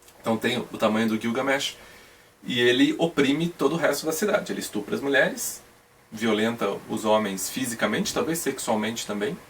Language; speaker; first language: Portuguese; native; Portuguese